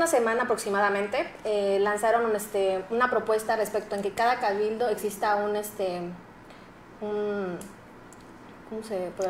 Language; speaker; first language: Spanish; native; Spanish